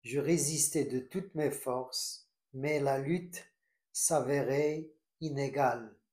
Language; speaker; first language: French; non-native, local second language; Arabic